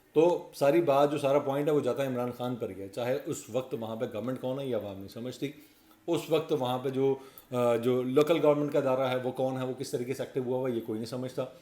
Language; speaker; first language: Urdu; non-native, local second language; Punjabi